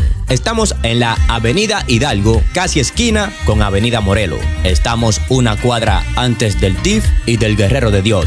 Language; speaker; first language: Spanish; native; Spanish